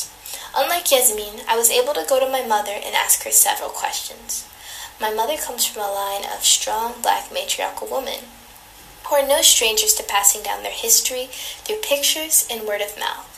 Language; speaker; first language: English; native; English